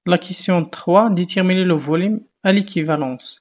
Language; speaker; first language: French; non-native, local second language; Arabic